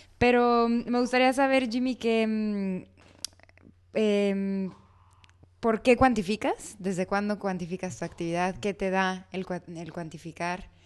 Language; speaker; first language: Spanish; native; Spanish